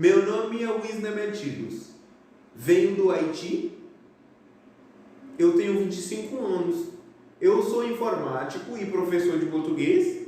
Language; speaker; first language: Portuguese; non-native, fluent; Haitian Creole